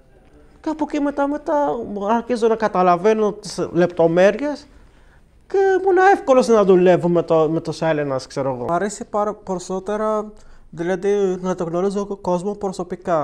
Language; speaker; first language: Greek; non-native, learner; Arabic